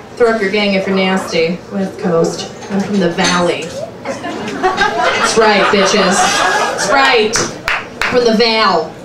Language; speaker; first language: English; native; English